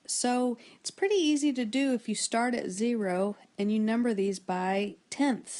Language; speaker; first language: English; native; English